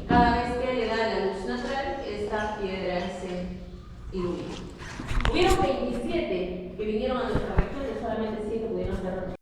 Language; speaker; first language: Spanish; native; Spanish